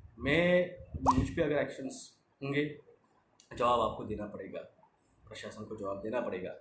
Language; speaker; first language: Hindi; non-native, local second language; Marathi